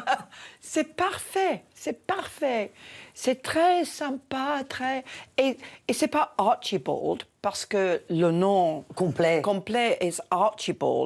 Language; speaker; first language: French; non-native, learner; English